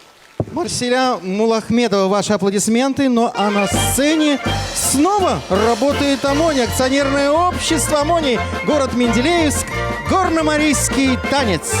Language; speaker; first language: Russian; native; Russian